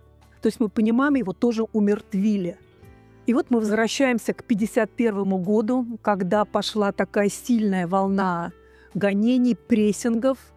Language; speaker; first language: Russian; native; Russian